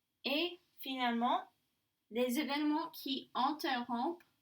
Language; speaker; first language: French; non-native, fluent; English